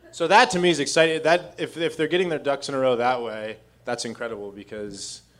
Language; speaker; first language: English; native; English